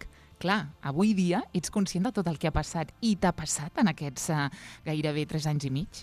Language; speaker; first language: Catalan; native; Catalan